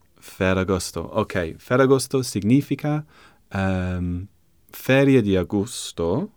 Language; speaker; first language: Italian; non-native, learner; English